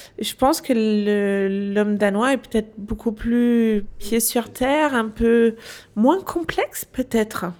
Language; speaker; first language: French; non-native, fluent; Danish